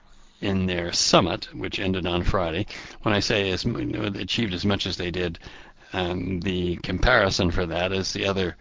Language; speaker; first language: English; native; English